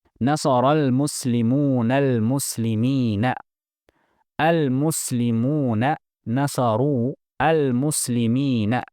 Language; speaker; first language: Arabic; non-native, fluent; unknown